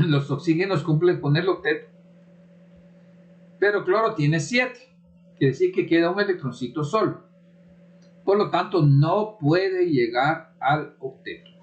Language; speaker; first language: Spanish; native; Spanish